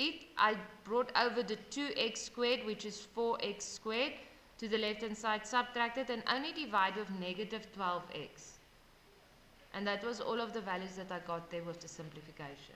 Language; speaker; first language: English; non-native, local second language; Afrikaans